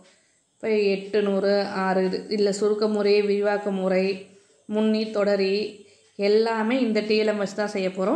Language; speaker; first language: Tamil; native; Tamil